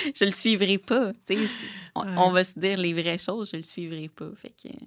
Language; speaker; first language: French; native; French